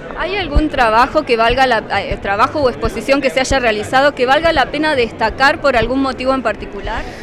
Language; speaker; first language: Spanish; native; Spanish